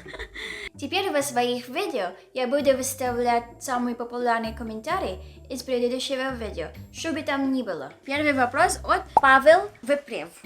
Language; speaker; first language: Russian; non-native, learner; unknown